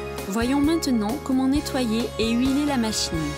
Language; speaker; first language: French; native; French